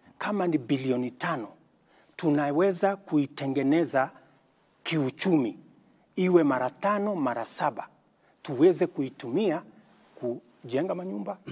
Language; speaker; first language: Swahili; non-native, local second language; Kalenjin